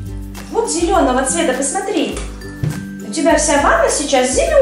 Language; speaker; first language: Russian; native; Russian